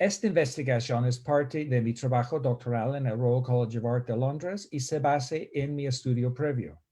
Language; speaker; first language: Spanish; non-native, fluent; English